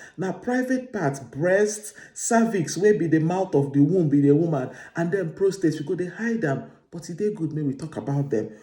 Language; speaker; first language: Nigerian Pidgin; non-native, local second language; Igbo